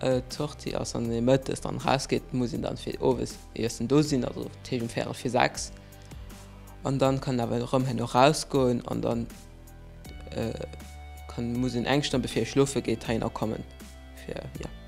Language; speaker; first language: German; non-native, local second language; Luxembourgish